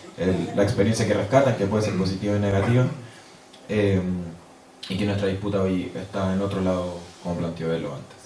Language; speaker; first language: Spanish; native; Spanish